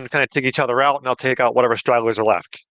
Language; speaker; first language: English; native; English